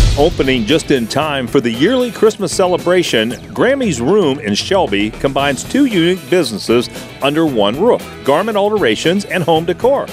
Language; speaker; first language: English; native; English